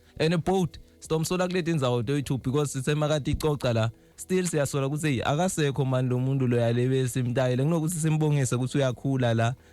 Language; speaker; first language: Zulu; native; Zulu